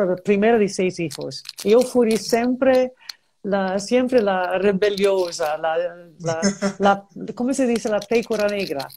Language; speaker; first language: Spanish; non-native, learner; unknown